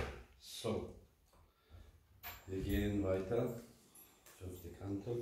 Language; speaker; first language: German; non-native, fluent; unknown